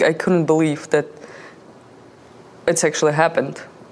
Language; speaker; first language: English; non-native, fluent; Russian